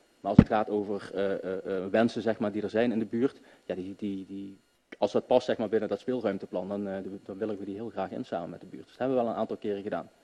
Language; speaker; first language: Dutch; native; Dutch